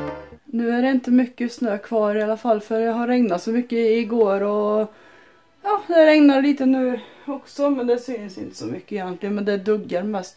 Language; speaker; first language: Swedish; native; Swedish